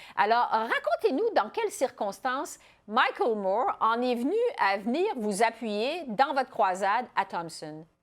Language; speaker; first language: French; native; French